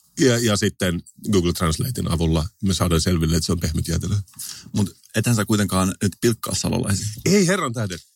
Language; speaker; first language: Finnish; native; Finnish